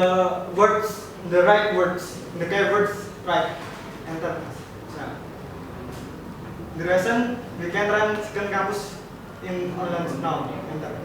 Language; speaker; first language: English; non-native, learner; Indonesian